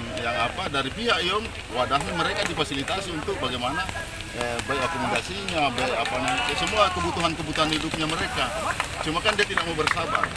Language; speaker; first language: Malay; native; Malay